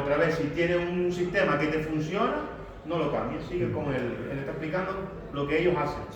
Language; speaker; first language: Spanish; native; Spanish